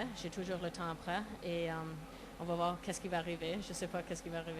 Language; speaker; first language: French; non-native, local second language; English